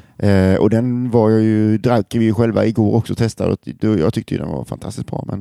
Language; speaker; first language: Swedish; native; Swedish